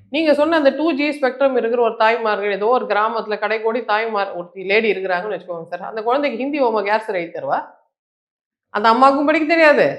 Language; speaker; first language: Tamil; native; Tamil